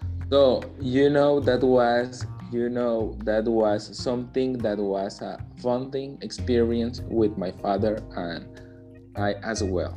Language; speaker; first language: English; non-native, learner; Spanish